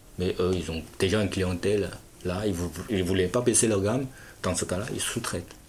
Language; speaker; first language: French; non-native, fluent; Chinese